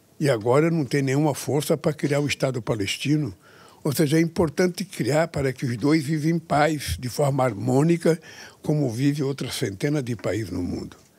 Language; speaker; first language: Portuguese; native; Portuguese